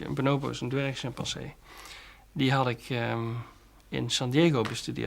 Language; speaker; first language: Dutch; native; Dutch